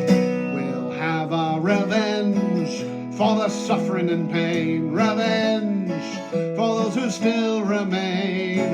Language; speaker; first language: English; native; English